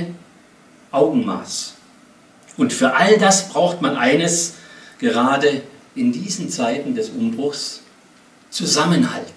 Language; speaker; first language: German; native; German